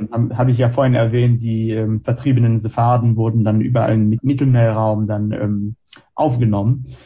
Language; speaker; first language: German; non-native, fluent; Hebrew